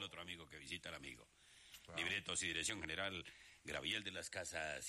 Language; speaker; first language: Spanish; native; Spanish